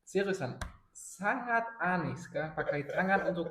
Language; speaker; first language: Indonesian; non-native, learner; German